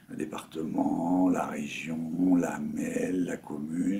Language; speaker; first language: French; native; French